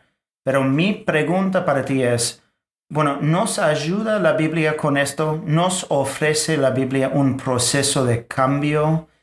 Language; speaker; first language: Spanish; non-native, fluent; English